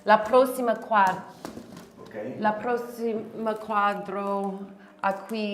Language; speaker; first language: Italian; non-native, learner; English